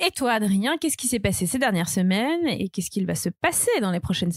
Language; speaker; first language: French; native; French